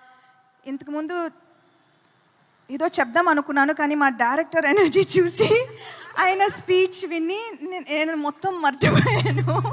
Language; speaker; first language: Telugu; non-native, fluent; Tamil